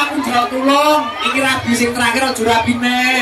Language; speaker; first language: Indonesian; non-native, local second language; Javanese